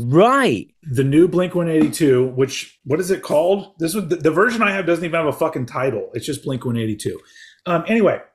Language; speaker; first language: English; native; English